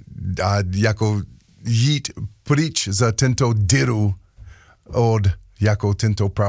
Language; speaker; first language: Czech; non-native, learner; English